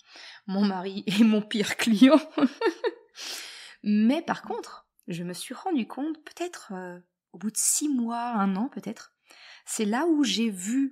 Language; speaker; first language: French; native; French